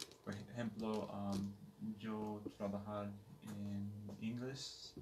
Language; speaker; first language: Spanish; non-native, learner; English